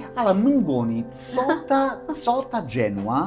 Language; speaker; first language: Georgian; non-native, learner; Italian